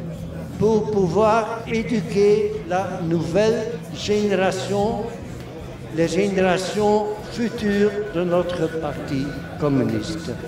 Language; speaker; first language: French; non-native, local second language; Dutch